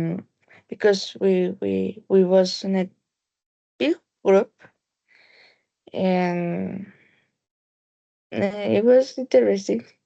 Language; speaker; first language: English; non-native, learner; Spanish